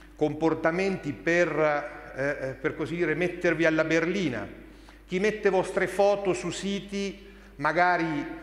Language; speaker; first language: Italian; native; Italian